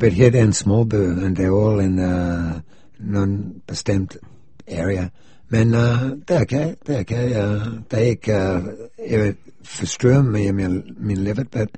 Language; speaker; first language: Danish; non-native, fluent; English